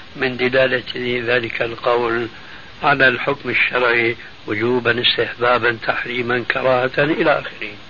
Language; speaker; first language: Arabic; early bilingual, other home language; Albanian